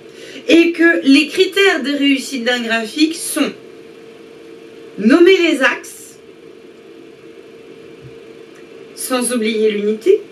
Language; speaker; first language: French; native; French